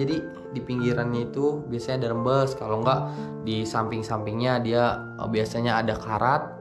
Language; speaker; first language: Indonesian; native; Indonesian